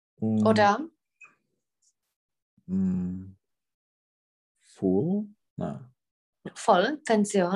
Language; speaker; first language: German; non-native, fluent; Czech